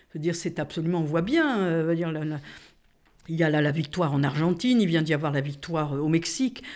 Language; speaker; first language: French; native; French